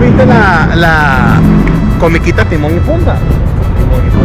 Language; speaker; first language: Spanish; native; Spanish